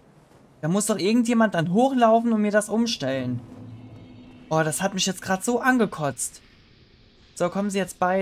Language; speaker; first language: German; native; German